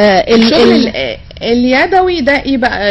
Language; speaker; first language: Arabic; native; Arabic